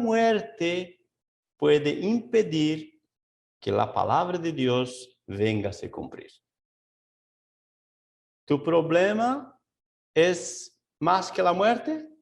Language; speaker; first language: Spanish; non-native, fluent; Portuguese